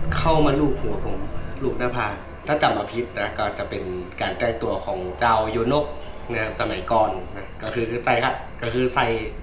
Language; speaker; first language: Thai; native; Thai